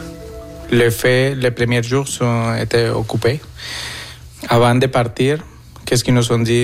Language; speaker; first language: French; non-native, fluent; Spanish